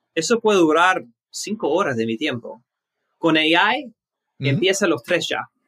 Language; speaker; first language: Spanish; early bilingual, heritage; Spanish